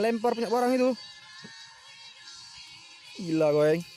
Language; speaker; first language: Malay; non-native, local second language; Achinese